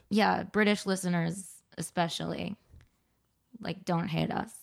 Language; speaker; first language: English; native; English